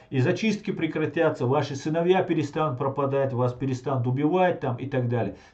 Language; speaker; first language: Russian; non-native, local second language; Chechen